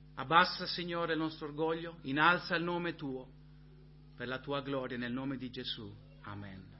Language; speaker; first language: Italian; non-native, fluent; English